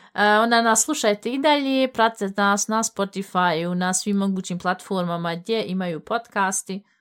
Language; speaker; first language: Bosnian; native; Bosnian